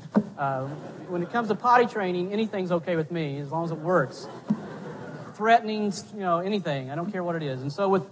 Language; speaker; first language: English; native; English